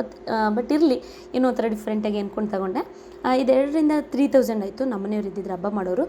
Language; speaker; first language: Kannada; native; Kannada